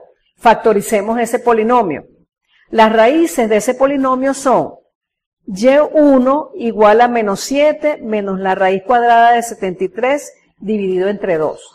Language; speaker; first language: Spanish; native; Spanish